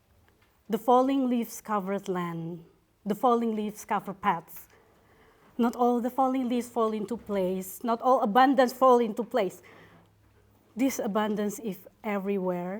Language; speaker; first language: English; non-native, fluent; Indonesian